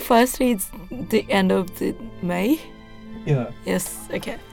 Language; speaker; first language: English; non-native, learner; Japanese